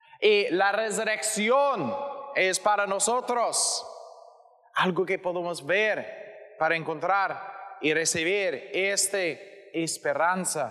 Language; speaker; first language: Spanish; non-native, learner; English